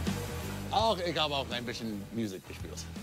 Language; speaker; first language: German; non-native, learner; English